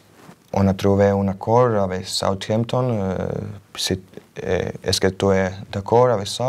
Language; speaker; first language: French; non-native, learner; Croatian